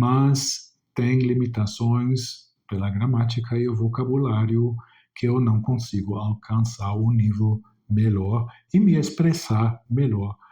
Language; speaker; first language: Portuguese; non-native, fluent; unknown